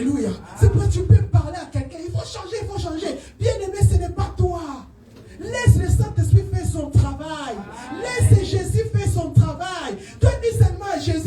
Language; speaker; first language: French; non-native, local second language; Lingala